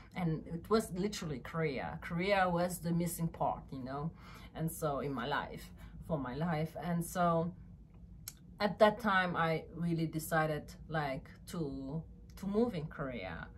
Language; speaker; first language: English; non-native, fluent; French